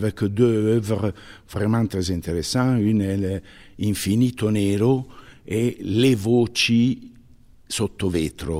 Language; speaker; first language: French; non-native, fluent; Italian